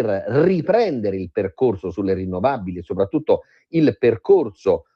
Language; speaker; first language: Italian; native; Italian